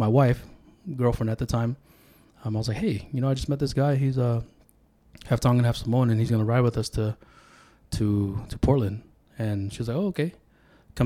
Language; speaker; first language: English; early bilingual, other home language; Tongan